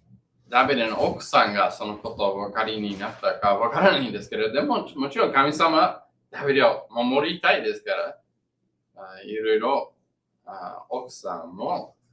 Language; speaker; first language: Japanese; non-native, learner; English